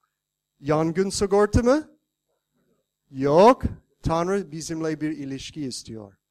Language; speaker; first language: Turkish; non-native, fluent; English